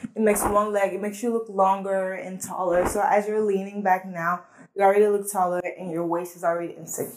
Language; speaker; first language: English; early bilingual, other home language; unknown